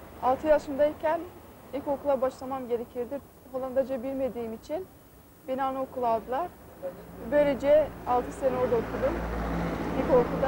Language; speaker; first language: Turkish; early bilingual, heritage; Turkish